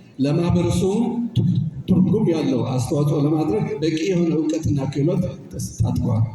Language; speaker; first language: Amharic; non-native, local second language; Tigrinya